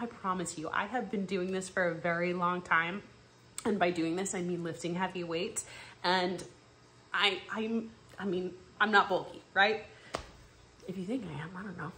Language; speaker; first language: English; native; English